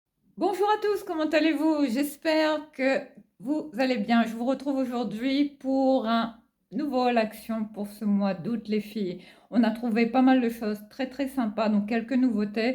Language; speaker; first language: French; native; French